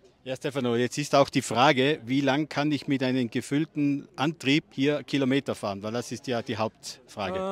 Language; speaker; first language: German; native; German